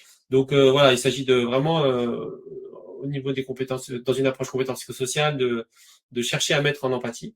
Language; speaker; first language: French; native; French